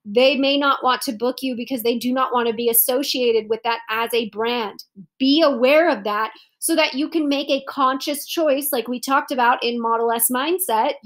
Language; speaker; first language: English; native; English